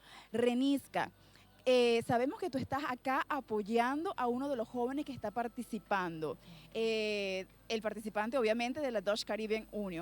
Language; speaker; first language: Spanish; native; Spanish